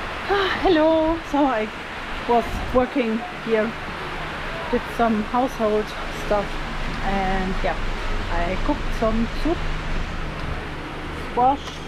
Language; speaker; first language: English; non-native, fluent; German